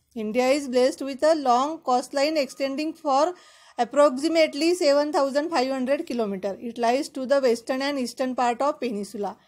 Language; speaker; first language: English; non-native, local second language; Marathi